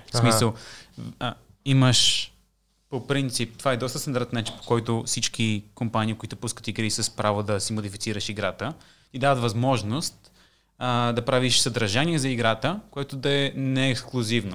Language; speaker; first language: Bulgarian; native; Bulgarian